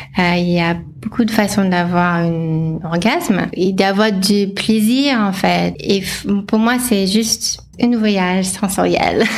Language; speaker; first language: French; non-native, fluent; English